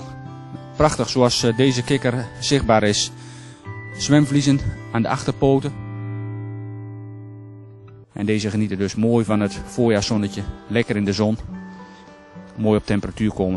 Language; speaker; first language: Dutch; native; Dutch